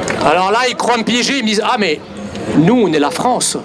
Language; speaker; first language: French; early bilingual, other home language; Arabic